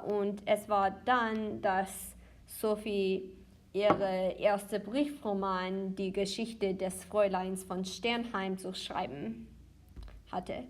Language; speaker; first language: German; non-native, learner; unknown